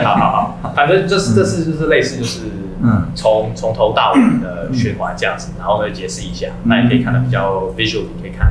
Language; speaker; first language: Chinese; native; Chinese